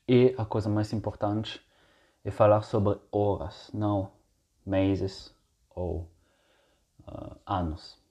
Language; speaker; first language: Portuguese; non-native, fluent; Italian